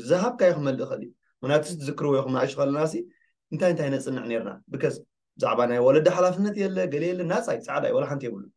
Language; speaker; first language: Tigrinya; native; Tigrinya